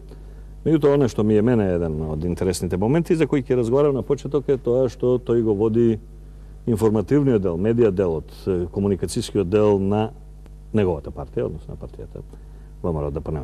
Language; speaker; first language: Macedonian; native; Macedonian